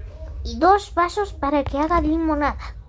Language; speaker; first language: Spanish; native; Spanish